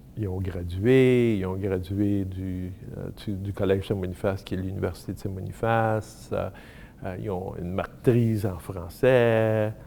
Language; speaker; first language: French; native; French